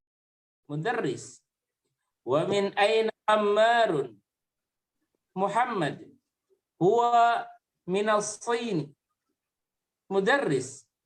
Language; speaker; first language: Arabic; non-native, fluent; Indonesian